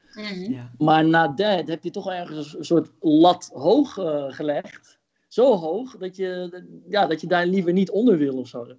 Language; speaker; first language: Dutch; early bilingual, other home language; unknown